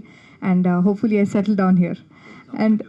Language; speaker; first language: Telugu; non-native, fluent; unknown